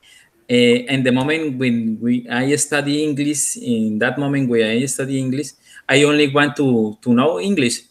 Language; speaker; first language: English; non-native, learner; Spanish